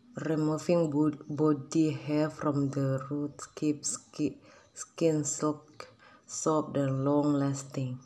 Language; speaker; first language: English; non-native, learner; Indonesian